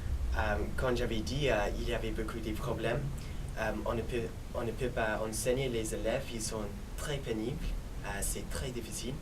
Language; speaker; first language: French; non-native, fluent; English